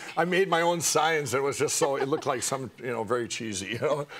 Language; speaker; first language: English; native; English